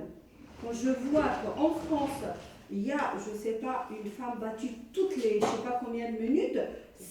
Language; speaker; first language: French; early bilingual, other home language; Arabic